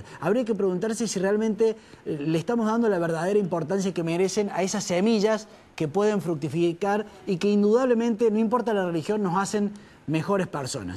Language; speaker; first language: Spanish; native; Spanish